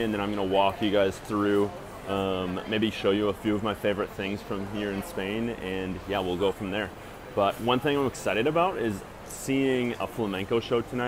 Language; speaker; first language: English; native; English